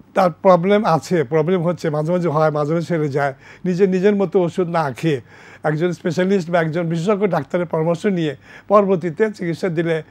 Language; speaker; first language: Bangla; native; Bangla